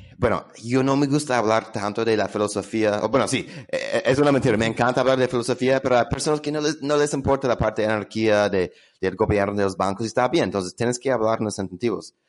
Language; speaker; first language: Spanish; non-native, fluent; English